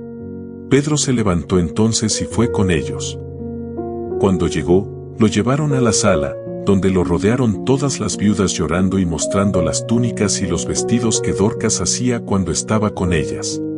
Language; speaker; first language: Spanish; native; Spanish